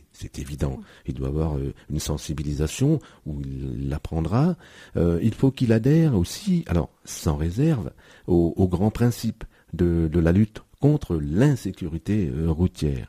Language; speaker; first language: French; native; French